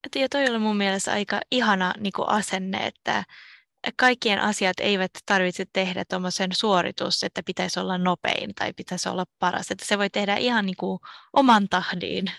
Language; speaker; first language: Finnish; non-native, local second language; Swedish